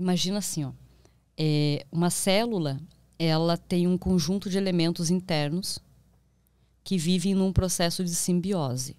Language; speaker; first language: Portuguese; native; Portuguese